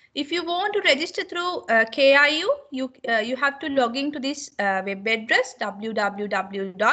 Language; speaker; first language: English; non-native, local second language; Sinhala